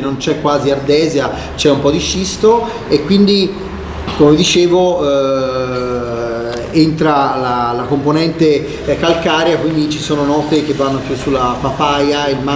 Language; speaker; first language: Italian; native; Italian